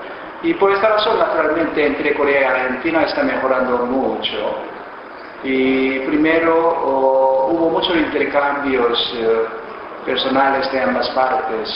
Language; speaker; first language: Spanish; non-native, fluent; Korean